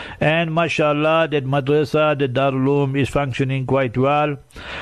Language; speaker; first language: English; native; English